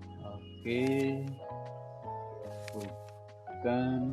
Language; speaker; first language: Indonesian; native; Indonesian